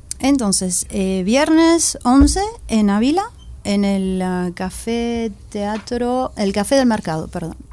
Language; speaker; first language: Spanish; early bilingual, heritage; Spanish